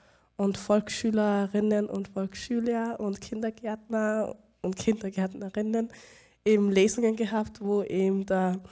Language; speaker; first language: German; native; German